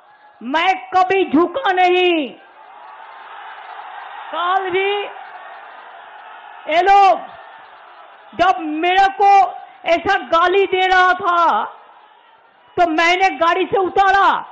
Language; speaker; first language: Hindi; non-native, local second language; Bangla